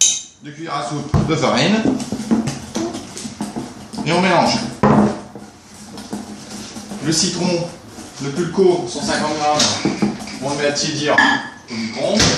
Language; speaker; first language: French; native; French